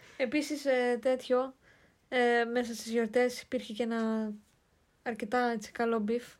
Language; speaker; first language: Greek; native; Greek